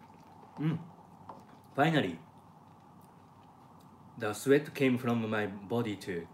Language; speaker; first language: English; non-native, learner; Japanese